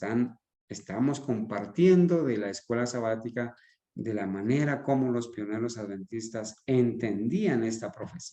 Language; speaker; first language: Spanish; native; Spanish